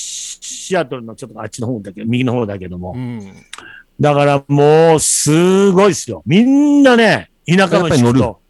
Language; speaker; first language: Japanese; native; Japanese